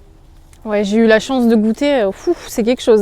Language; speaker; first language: French; native; French